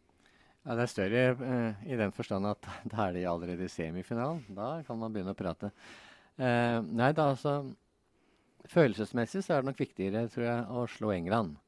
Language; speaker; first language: Norwegian; native; Norwegian